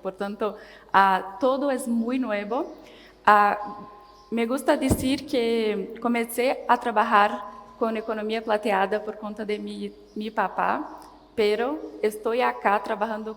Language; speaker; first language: Spanish; non-native, learner; Portuguese